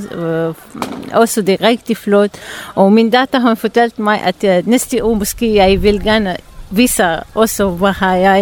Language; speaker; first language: Danish; non-native, learner; Arabic